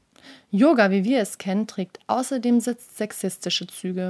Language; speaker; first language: German; native; German